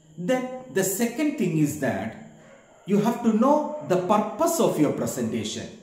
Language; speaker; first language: English; non-native, local second language; Malayalam